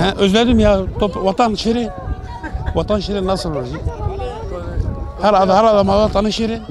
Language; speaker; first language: Turkish; non-native, learner; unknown